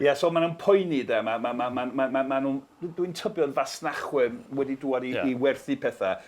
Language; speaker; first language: Welsh; non-native, fluent; English